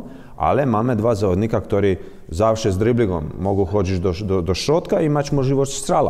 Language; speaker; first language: Polish; non-native, learner; Croatian